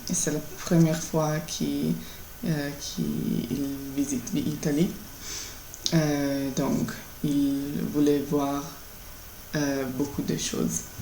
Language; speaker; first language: French; non-native, learner; Italian